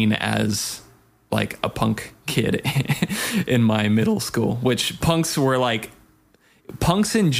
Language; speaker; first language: English; native; English